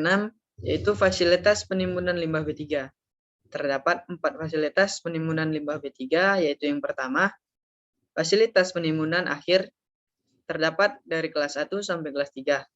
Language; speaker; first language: Indonesian; native; Indonesian